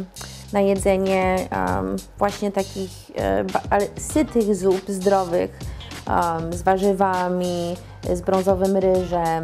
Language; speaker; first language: Polish; early bilingual, heritage; Polish